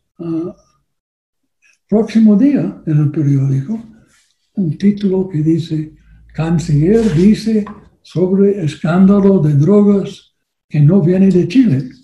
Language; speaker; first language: Spanish; non-native, learner; English